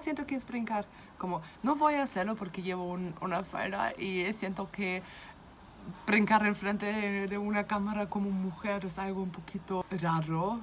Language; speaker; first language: Spanish; non-native, fluent; German